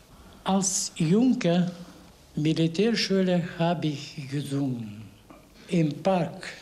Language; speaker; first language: German; non-native, learner; Bulgarian